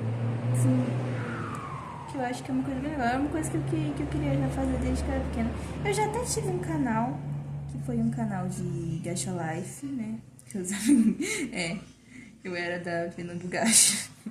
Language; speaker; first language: Portuguese; native; Portuguese